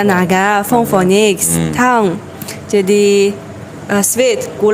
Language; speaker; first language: Indonesian; non-native, learner; Chinese